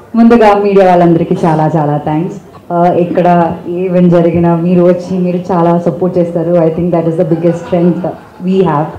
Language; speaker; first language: Telugu; non-native, fluent; Malayalam